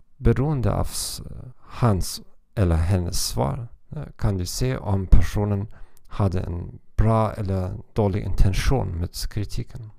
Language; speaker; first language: Swedish; non-native, learner; German